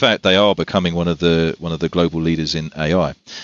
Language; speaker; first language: English; native; English